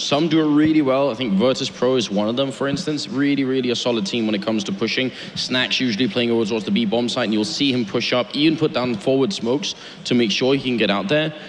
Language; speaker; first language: English; non-native, fluent; Swedish